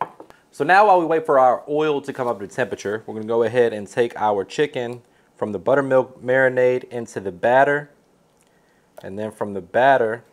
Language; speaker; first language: English; native; English